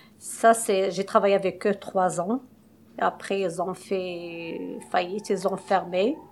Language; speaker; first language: French; non-native, local second language; Arabic